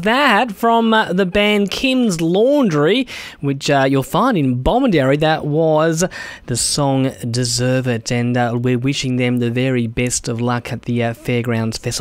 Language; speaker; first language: English; native; English